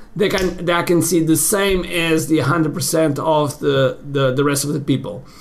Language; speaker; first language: English; non-native, fluent; Portuguese